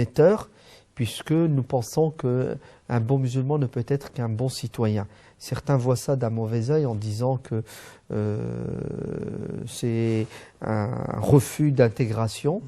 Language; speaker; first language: French; early bilingual, other home language; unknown